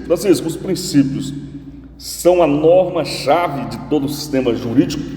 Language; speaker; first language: Portuguese; native; Portuguese